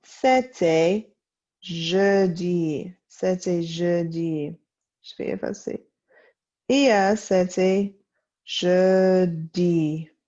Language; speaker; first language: French; non-native, fluent; English